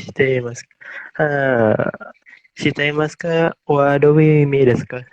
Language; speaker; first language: Japanese; non-native, learner; Indonesian